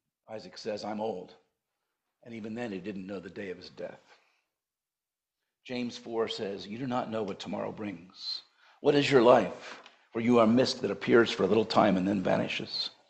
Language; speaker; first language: English; native; English